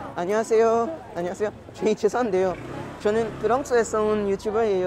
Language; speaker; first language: Korean; non-native, learner; French